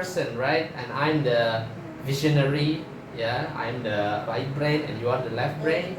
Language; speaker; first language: English; non-native, fluent; Indonesian